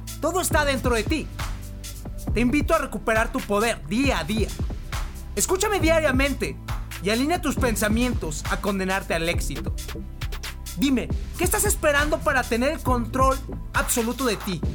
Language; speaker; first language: Spanish; native; Spanish